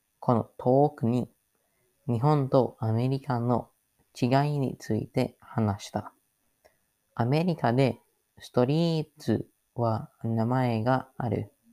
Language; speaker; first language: Japanese; non-native, learner; English